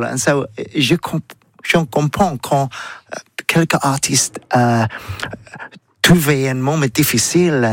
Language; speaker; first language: French; non-native, learner; English